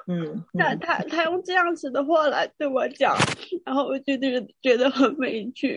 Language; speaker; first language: Chinese; non-native, local second language; Cantonese